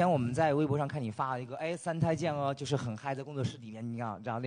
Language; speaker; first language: Chinese; native; Chinese